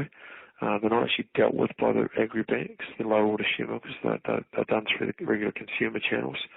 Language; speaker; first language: English; native; English